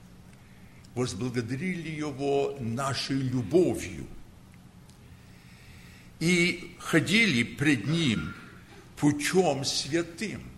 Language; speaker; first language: Russian; early bilingual, heritage; Russian